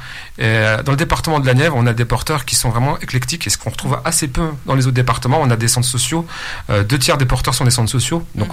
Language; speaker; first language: French; native; French